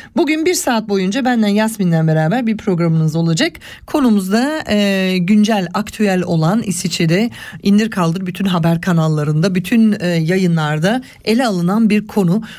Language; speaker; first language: Turkish; early bilingual, heritage; Turkish